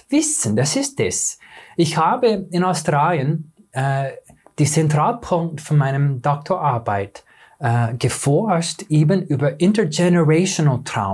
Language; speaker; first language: German; non-native, fluent; English